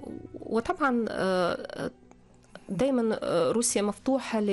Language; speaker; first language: Arabic; non-native, fluent; Russian